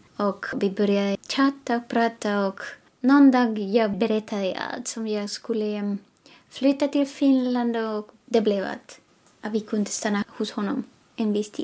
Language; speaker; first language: Swedish; non-native, fluent; Spanish